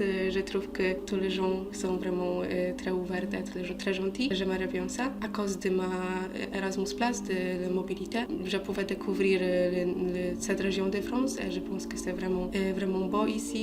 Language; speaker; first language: French; non-native, fluent; Polish